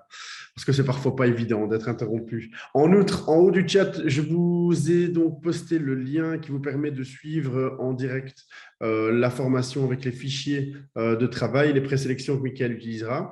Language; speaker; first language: French; native; French